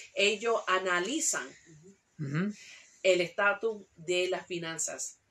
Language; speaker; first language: Spanish; early bilingual, heritage; Spanish